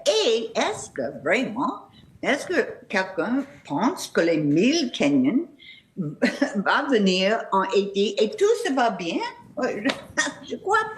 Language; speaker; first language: French; non-native, fluent; English